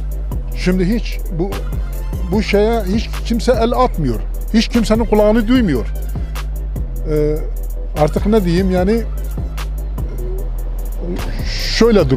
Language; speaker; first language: Turkish; non-native, local second language; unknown